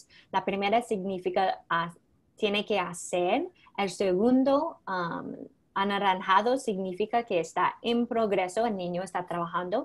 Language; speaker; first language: Spanish; non-native, fluent; English